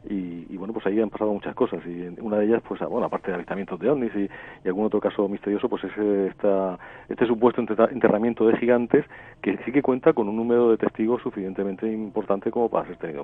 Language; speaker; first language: Spanish; native; Spanish